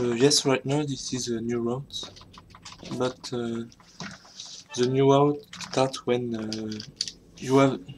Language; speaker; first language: English; non-native, learner; French